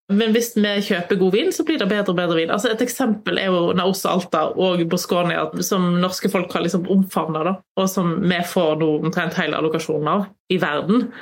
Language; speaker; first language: Norwegian; native; Norwegian